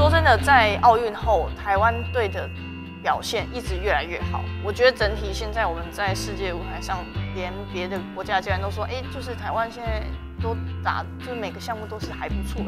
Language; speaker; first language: Chinese; native; Chinese